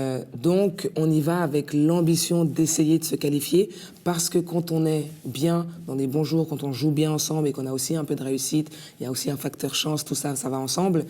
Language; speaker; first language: French; native; French